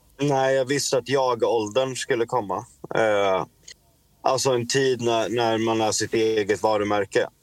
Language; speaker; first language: Swedish; native; Swedish